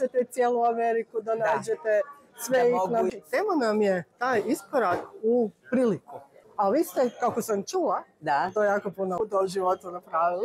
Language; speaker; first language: Croatian; native; Croatian